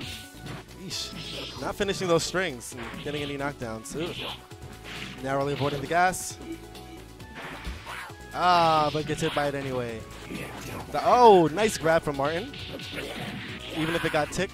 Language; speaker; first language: English; native; English